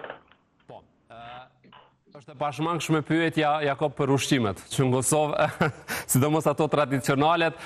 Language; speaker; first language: Albanian; native; Albanian